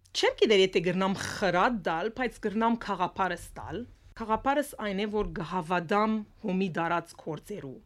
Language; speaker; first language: Armenian; early bilingual, heritage; Armenian